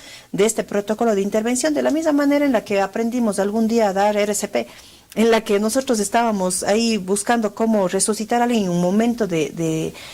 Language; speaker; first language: Spanish; native; Spanish